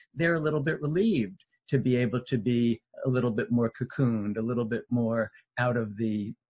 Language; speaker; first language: English; native; English